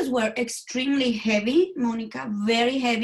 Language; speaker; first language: English; non-native, fluent; Spanish